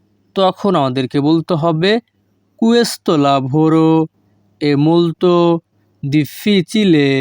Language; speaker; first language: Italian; non-native, learner; Bangla